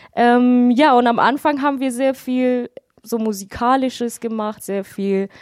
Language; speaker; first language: German; non-native, fluent; Persian